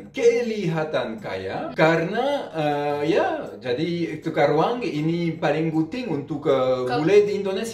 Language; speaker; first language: Indonesian; non-native, fluent; French